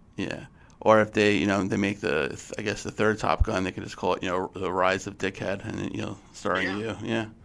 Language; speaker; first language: English; native; English